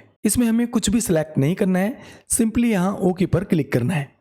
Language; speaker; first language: Hindi; native; Hindi